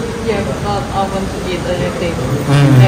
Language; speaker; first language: English; non-native, learner; Thai